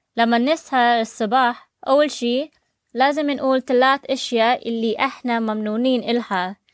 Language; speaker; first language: Arabic; native; Arabic